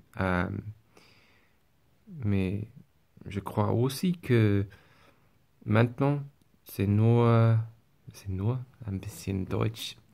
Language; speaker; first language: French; non-native, learner; English